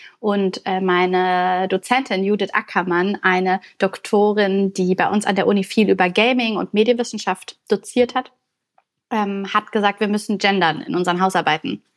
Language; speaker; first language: German; early bilingual, other home language; Bulgarian